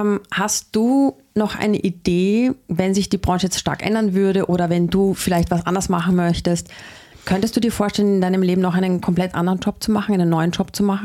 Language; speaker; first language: German; native; German